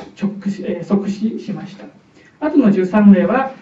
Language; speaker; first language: Japanese; non-native, fluent; Chinese